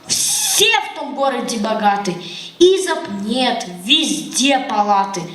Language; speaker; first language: Russian; early bilingual, heritage; Russian